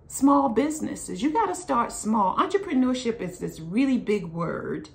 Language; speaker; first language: English; native; English